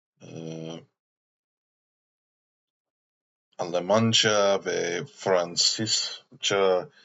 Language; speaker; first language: Turkish; non-native, learner; English